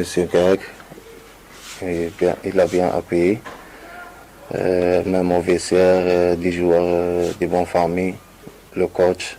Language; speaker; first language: French; non-native, learner; Arabic